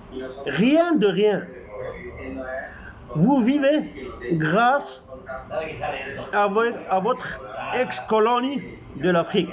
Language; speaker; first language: French; non-native, local second language; Arabic